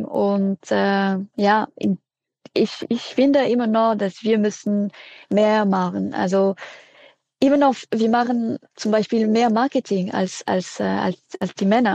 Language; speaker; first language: German; non-native, fluent; French